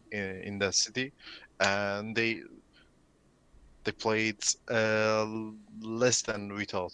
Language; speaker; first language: English; non-native, learner; Turkish